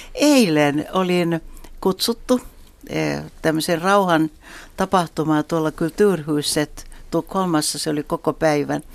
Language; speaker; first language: Finnish; non-native, local second language; Swedish